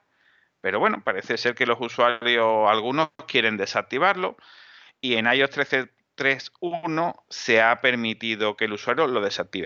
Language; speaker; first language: Spanish; native; Spanish